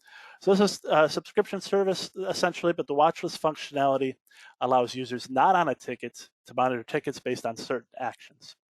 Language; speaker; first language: English; native; English